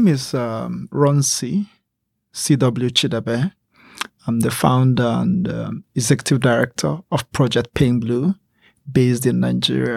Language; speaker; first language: English; non-native, local second language; Igbo